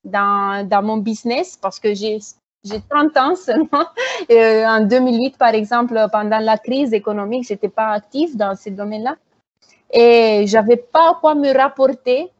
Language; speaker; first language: French; non-native, fluent; Romanian